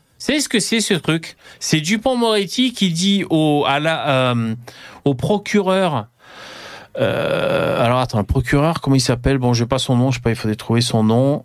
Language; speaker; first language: French; native; French